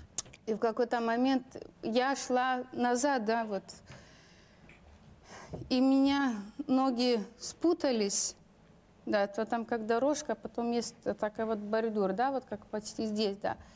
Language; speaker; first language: Russian; non-native, local second language; Lithuanian